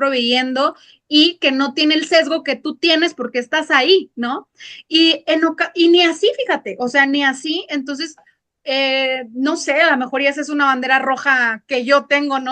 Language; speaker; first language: Spanish; native; Spanish